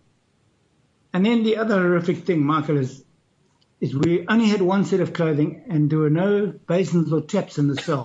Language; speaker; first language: English; native; English